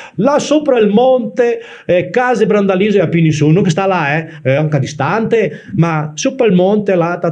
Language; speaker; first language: Italian; early bilingual, heritage; Italian